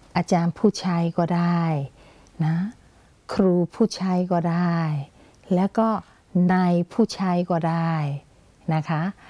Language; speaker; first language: Thai; non-native, fluent; Burmese